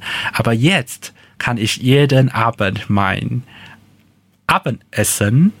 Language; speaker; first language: German; non-native, learner; Chinese